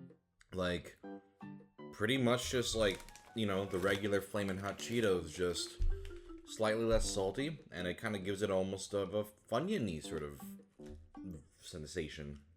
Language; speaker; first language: English; native; English